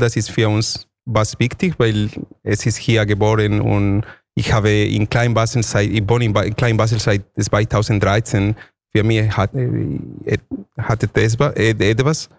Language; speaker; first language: German; non-native, fluent; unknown